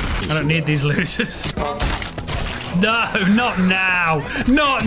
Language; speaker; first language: English; native; English